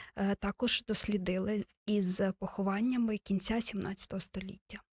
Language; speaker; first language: Ukrainian; native; Ukrainian